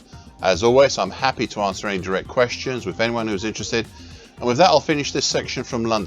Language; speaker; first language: English; native; English